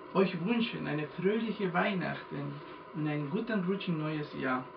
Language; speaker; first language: German; non-native, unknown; Spanish